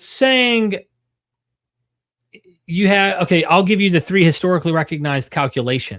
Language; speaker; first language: English; native; English